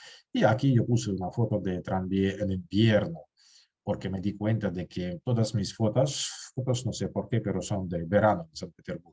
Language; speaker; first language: Spanish; non-native, fluent; Russian